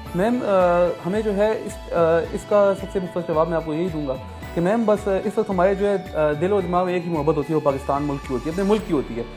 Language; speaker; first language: Urdu; non-native, local second language; Pashto